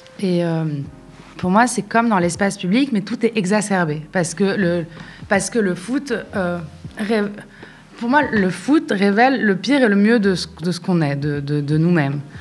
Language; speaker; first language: French; non-native, local second language; Arabic